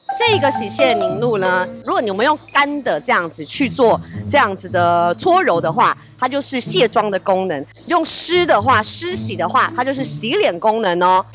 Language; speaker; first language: Chinese; native; Chinese